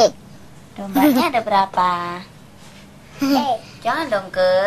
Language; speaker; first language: Indonesian; native; Indonesian